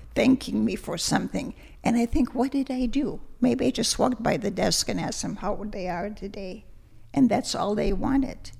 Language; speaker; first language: English; early bilingual, other home language; Lithuanian